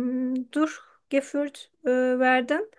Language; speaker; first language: German; non-native, fluent; Turkish